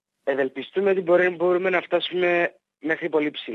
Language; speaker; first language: Greek; native; Greek